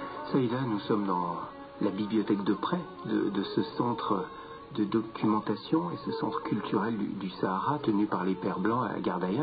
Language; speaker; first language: French; native; French